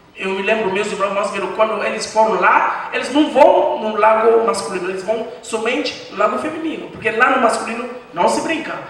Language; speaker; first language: Portuguese; non-native, fluent; French